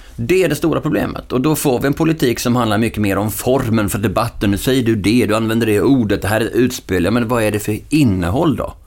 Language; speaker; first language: Swedish; native; Swedish